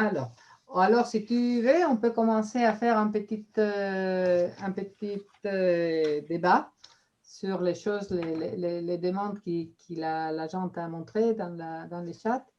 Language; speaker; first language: French; non-native, fluent; Spanish